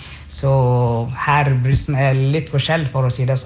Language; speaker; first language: Norwegian; non-native, fluent; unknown